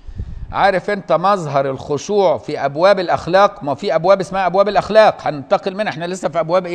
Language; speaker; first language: Arabic; native; Arabic